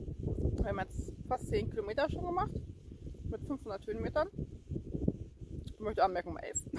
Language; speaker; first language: German; native; German